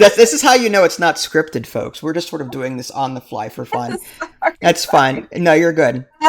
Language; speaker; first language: English; native; English